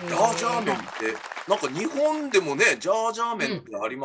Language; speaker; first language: Japanese; native; Japanese